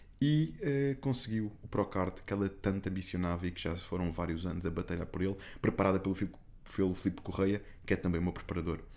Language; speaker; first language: Portuguese; native; Portuguese